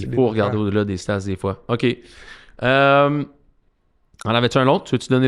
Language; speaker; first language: French; native; French